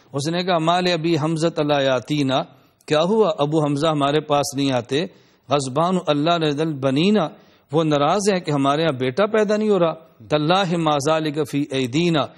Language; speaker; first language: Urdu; non-native, local second language; Punjabi